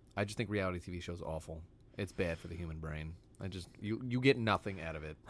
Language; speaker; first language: English; native; English